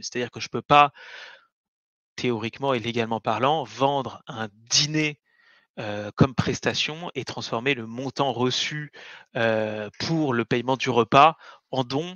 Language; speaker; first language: French; native; French